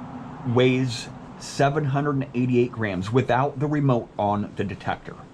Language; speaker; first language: English; native; English